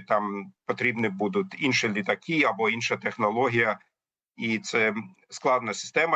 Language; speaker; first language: Ukrainian; non-native, fluent; German